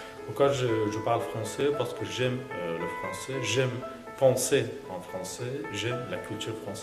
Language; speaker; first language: French; non-native, fluent; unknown